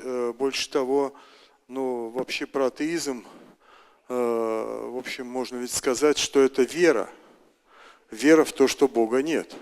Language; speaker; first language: Russian; native; Russian